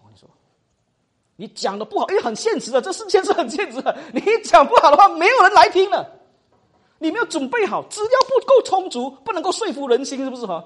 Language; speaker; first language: Chinese; native; Chinese